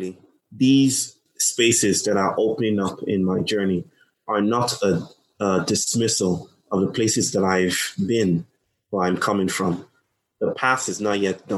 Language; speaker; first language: English; non-native, local second language; Yoruba